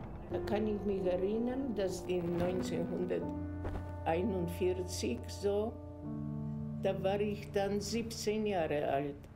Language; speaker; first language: German; non-native, fluent; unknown